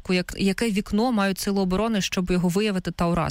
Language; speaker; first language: Ukrainian; native; Ukrainian